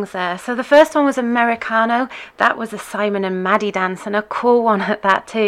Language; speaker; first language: English; native; English